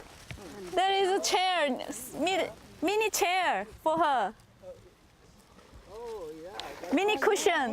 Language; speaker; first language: English; non-native, learner; Korean